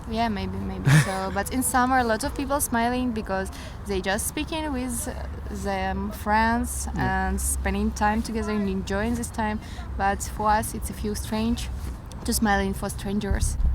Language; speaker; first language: English; non-native, learner; Russian